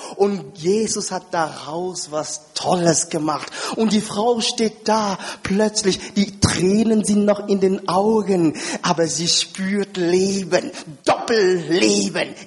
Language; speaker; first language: German; non-native, fluent; French